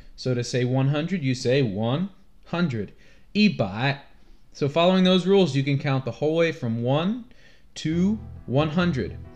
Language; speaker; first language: English; native; English